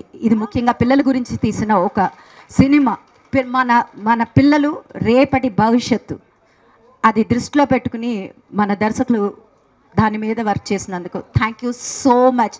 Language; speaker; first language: Telugu; native; Telugu